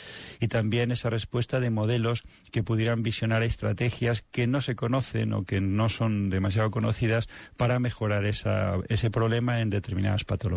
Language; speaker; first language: Spanish; native; Spanish